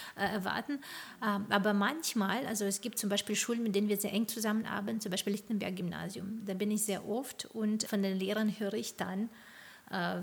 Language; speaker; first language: German; non-native, fluent; Ukrainian